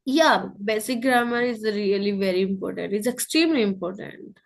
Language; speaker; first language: English; non-native, local second language; Hindi